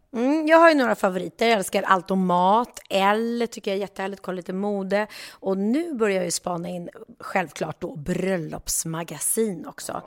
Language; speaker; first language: Swedish; native; Swedish